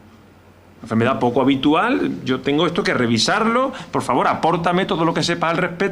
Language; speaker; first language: Spanish; native; Spanish